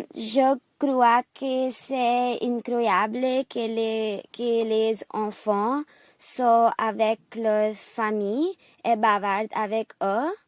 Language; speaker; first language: French; non-native, learner; English